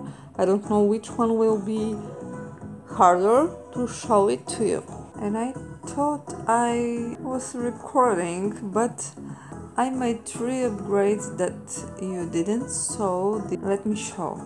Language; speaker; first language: English; non-native, fluent; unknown